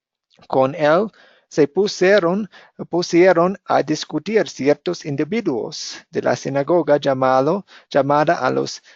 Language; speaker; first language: Spanish; non-native, fluent; English